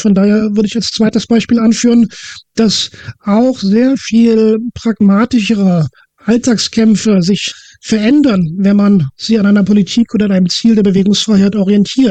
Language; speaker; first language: German; native; German